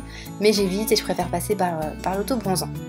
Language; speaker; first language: French; native; French